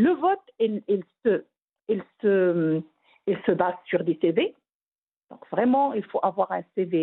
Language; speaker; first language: French; non-native, local second language; Arabic